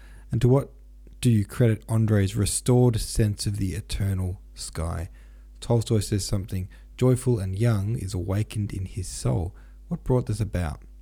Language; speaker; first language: English; native; English